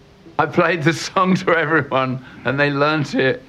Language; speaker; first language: English; native; English